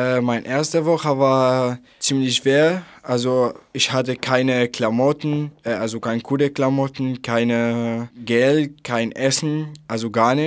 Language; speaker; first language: German; non-native, learner; Arabic